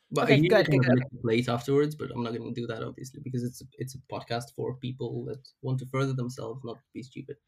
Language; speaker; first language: English; non-native, fluent; Ukrainian